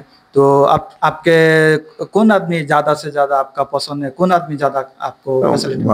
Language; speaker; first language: Hindi; non-native, learner; Bangla